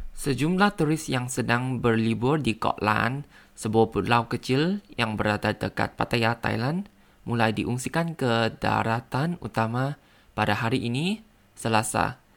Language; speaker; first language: Indonesian; non-native, learner; Thai